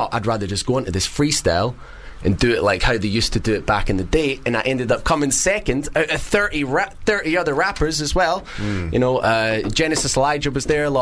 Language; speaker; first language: English; native; English